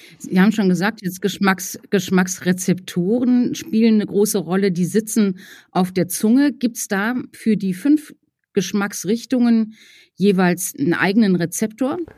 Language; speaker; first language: German; native; German